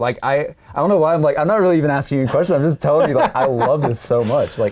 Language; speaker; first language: English; native; English